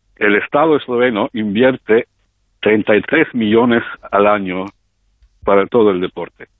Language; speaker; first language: Spanish; non-native, fluent; Slovenian